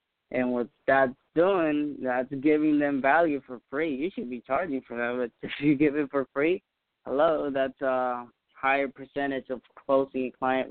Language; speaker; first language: English; non-native, fluent; Spanish